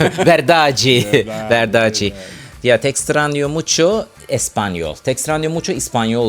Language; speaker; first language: Spanish; non-native, learner; Turkish